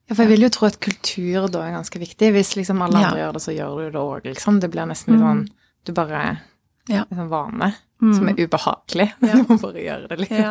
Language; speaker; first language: Norwegian; native; Norwegian